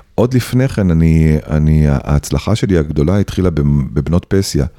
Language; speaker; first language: Hebrew; native; Hebrew